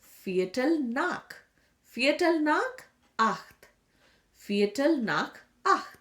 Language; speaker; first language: German; non-native, fluent; Hindi